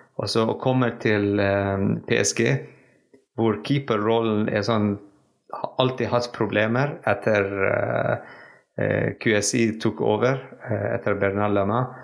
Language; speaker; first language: Norwegian; non-native, fluent; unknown